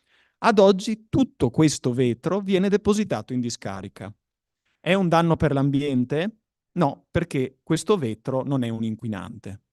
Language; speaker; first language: Italian; native; Italian